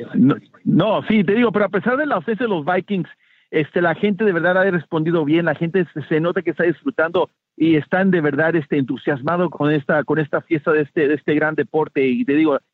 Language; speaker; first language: Spanish; native; Spanish